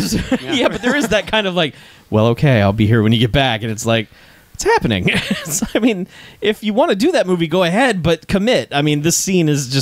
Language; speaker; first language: English; native; English